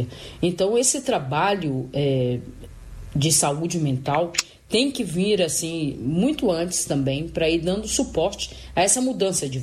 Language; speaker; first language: Portuguese; native; Portuguese